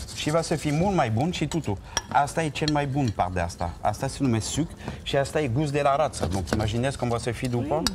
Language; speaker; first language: Romanian; non-native, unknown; French